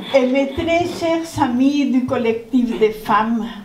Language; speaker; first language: French; non-native, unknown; Spanish